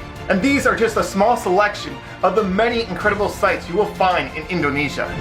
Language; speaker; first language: English; native; English